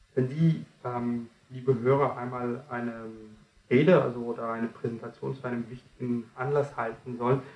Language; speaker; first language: German; non-native, fluent; French